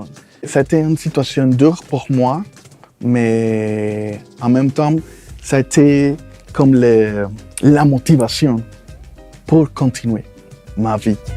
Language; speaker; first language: French; non-native, fluent; Spanish